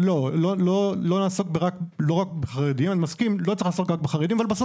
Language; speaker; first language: Hebrew; native; Hebrew